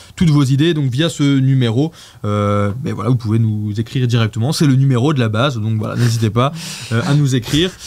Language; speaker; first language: French; native; French